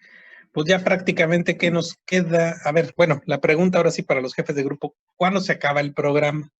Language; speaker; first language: Spanish; native; Spanish